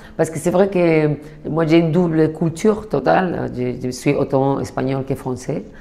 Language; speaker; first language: French; non-native, fluent; Spanish